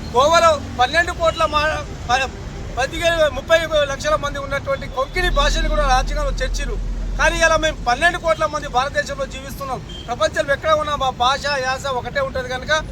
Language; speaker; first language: Telugu; non-native, local second language; Lambadi